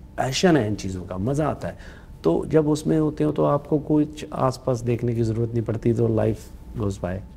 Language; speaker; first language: Hindi; non-native, local second language; Punjabi